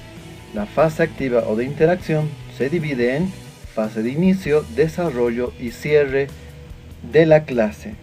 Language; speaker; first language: Spanish; native; Spanish